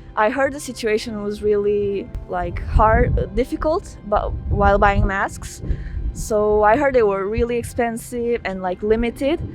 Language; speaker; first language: English; non-native, fluent; Portuguese